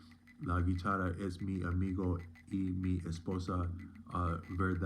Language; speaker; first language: Spanish; non-native, learner; English